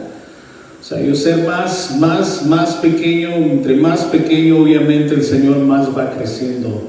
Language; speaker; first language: Spanish; early bilingual, heritage; Spanish